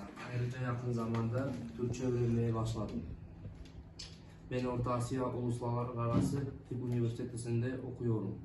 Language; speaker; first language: Turkish; non-native, learner; Uzbek